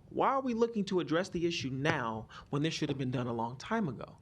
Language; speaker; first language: English; native; English